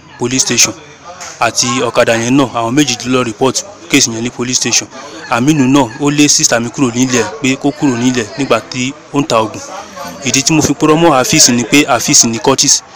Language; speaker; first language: Yoruba; non-native, local second language; Igbo